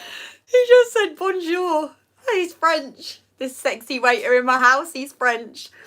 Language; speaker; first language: English; native; English